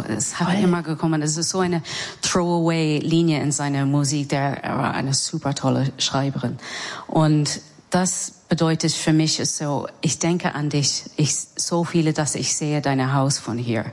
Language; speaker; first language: German; non-native, fluent; English